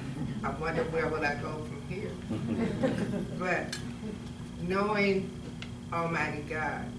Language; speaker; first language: English; native; English